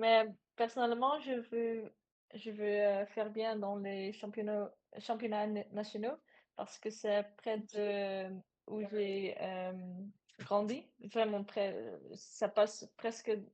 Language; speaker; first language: French; non-native, learner; Dutch